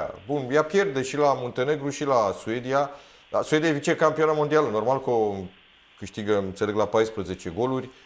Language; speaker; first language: Romanian; native; Romanian